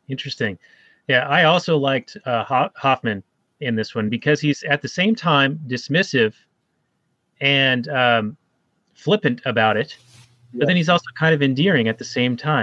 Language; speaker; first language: English; native; English